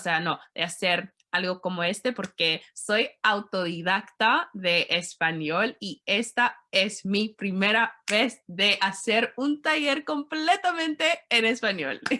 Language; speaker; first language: Spanish; non-native, learner; English